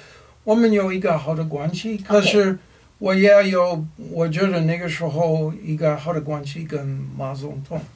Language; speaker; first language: Chinese; non-native, learner; English